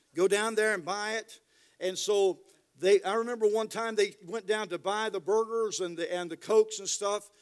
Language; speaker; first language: English; native; English